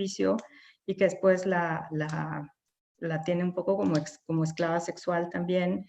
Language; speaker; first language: Spanish; native; Spanish